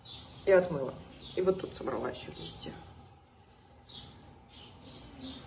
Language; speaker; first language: Russian; native; Russian